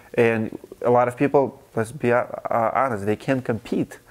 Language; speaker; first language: English; non-native, fluent; Russian